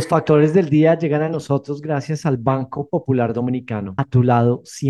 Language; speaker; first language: Spanish; native; Spanish